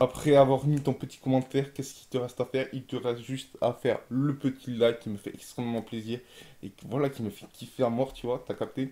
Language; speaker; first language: French; native; French